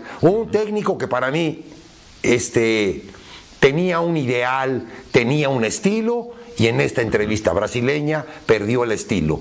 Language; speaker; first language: Spanish; native; Spanish